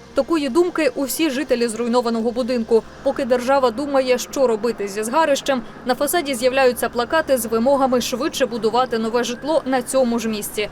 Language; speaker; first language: Ukrainian; native; Ukrainian